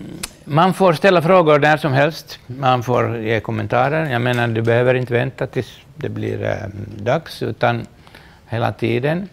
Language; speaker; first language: Swedish; non-native, local second language; Finnish